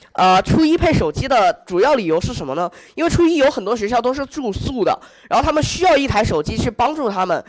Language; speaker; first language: Chinese; native; Chinese